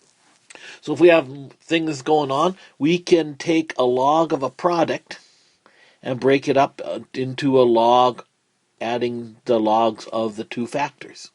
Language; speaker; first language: English; native; English